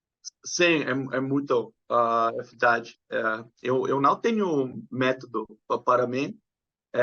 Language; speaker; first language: Portuguese; non-native, learner; Dutch